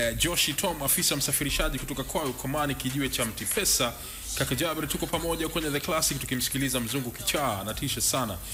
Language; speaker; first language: Swahili; native; Swahili